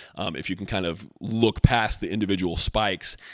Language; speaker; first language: English; native; English